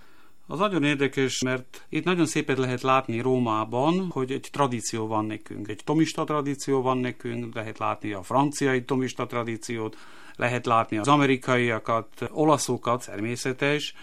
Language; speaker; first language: Hungarian; non-native, local second language; Slovak